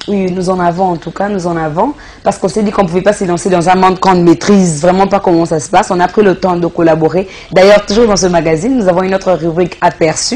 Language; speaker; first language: French; non-native, local second language; Lingala